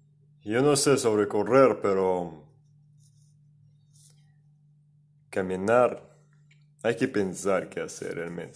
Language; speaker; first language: Spanish; non-native, fluent; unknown